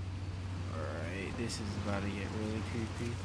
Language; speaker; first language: English; native; English